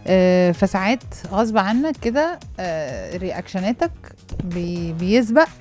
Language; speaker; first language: Arabic; native; Arabic